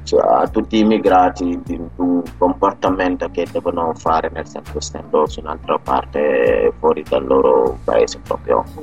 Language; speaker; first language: Italian; non-native, fluent; Wolof